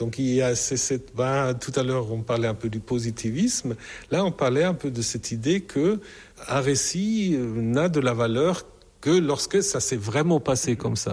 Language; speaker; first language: French; non-native, fluent; German